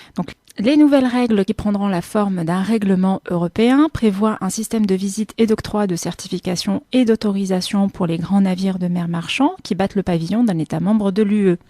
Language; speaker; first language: French; native; French